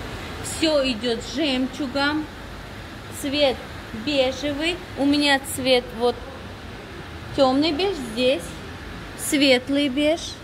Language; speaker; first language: Russian; non-native, local second language; Tajik